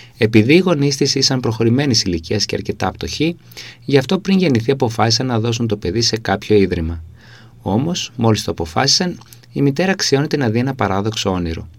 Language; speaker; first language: Greek; native; Greek